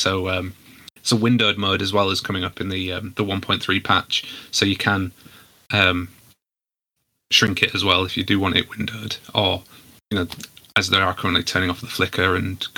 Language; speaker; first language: English; native; English